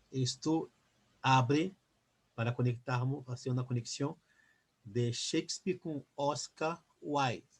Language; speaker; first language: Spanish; non-native, fluent; Portuguese